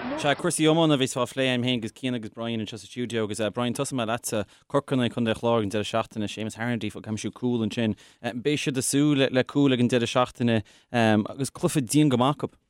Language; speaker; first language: Irish; non-native, local second language; English